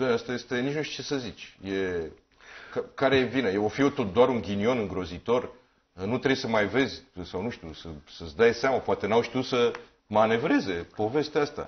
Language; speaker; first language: Romanian; native; Romanian